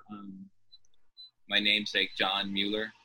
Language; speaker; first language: English; native; English